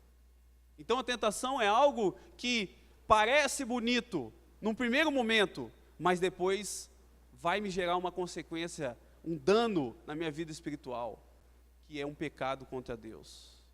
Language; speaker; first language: Portuguese; native; Portuguese